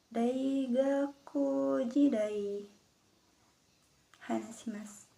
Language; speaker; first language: Japanese; non-native, learner; Indonesian